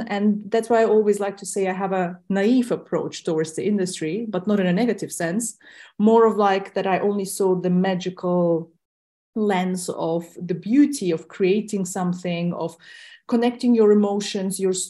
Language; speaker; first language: English; non-native, fluent; Russian